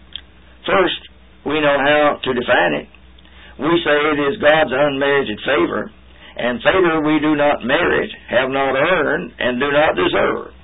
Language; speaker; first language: English; native; English